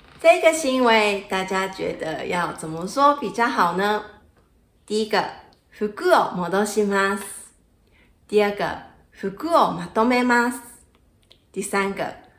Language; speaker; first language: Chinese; non-native, fluent; Japanese